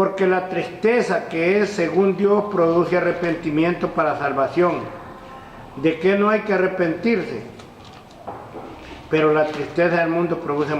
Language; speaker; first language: Spanish; native; Spanish